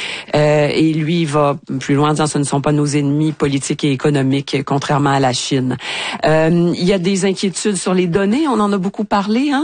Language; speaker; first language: French; native; French